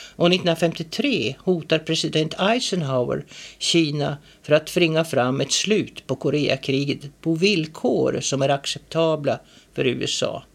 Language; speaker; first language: Swedish; native; Swedish